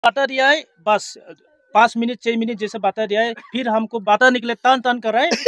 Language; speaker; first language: Hindi; non-native, local second language; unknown